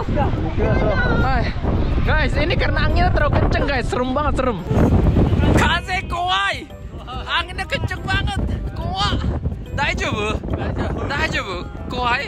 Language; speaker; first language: Indonesian; native; Indonesian